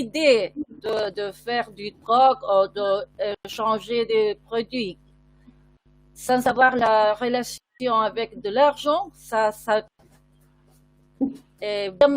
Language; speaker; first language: French; non-native, fluent; Spanish